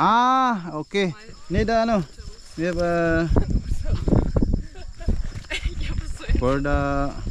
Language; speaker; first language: English; non-native, learner; Filipino